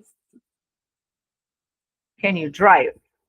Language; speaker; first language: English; non-native, fluent; Portuguese